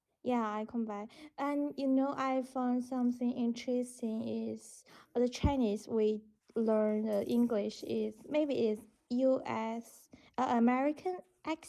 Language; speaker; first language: English; non-native, learner; Chinese